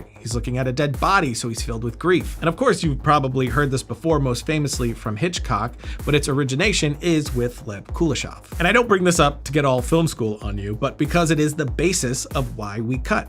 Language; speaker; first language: English; native; English